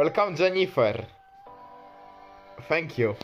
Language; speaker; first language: English; non-native, fluent; Polish